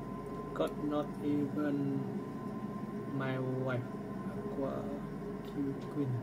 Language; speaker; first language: English; non-native, fluent; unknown